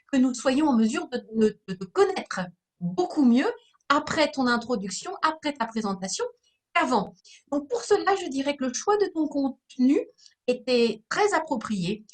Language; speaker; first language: French; native; French